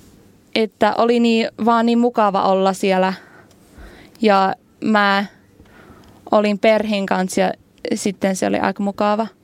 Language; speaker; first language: Finnish; non-native, learner; English